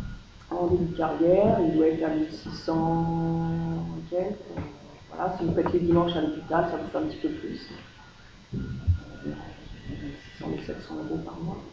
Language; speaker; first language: French; native; French